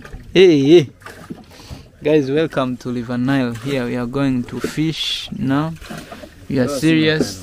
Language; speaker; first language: English; non-native, fluent; Rundi